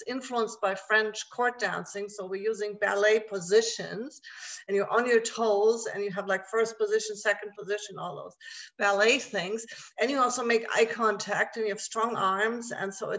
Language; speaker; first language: English; non-native, fluent; German